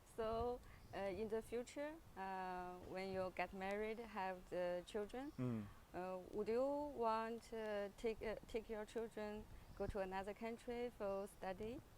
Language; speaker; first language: English; non-native, learner; Chinese